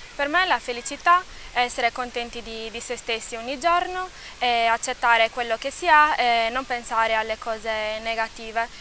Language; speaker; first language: Italian; early bilingual, other home language; Portuguese